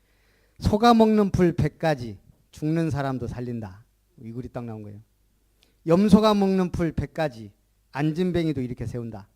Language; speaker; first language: Korean; native; Korean